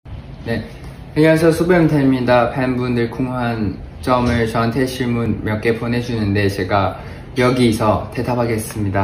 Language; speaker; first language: Korean; non-native, fluent; Thai